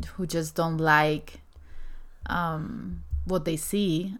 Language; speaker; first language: English; non-native, fluent; Spanish